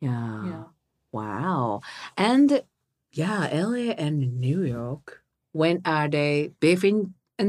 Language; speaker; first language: English; non-native, learner; Japanese